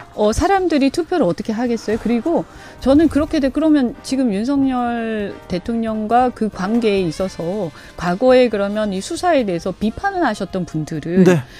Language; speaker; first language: Korean; native; Korean